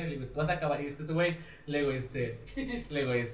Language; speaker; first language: Spanish; native; Spanish